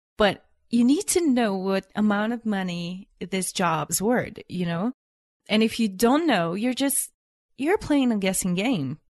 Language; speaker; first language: English; non-native, fluent; Bulgarian